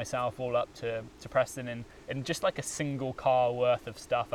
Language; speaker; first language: English; native; English